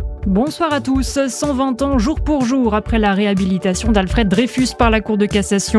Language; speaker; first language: French; native; French